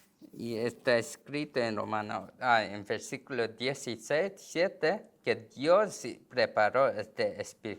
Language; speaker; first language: Spanish; non-native, learner; Korean